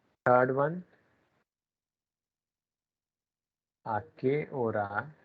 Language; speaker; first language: Spanish; non-native, learner; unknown